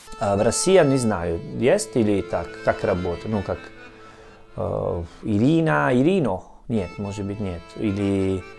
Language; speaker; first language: Russian; non-native, learner; Italian